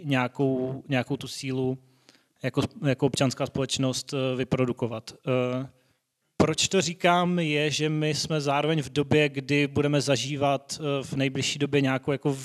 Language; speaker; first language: Czech; native; Czech